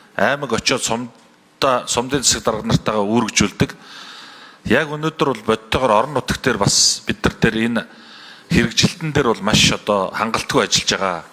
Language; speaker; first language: Mongolian; native; Mongolian